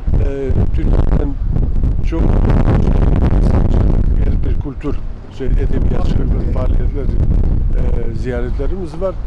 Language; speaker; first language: Turkish; non-native, learner; Macedonian